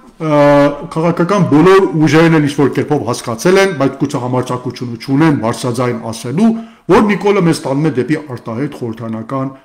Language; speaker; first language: Armenian; early bilingual, heritage; Armenian